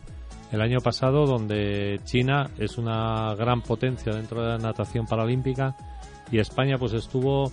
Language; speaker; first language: Spanish; native; Spanish